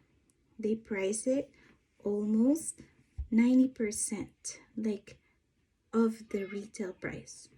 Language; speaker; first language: English; non-native, fluent; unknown